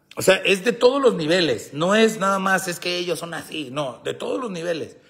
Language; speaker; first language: Spanish; early bilingual, heritage; Spanish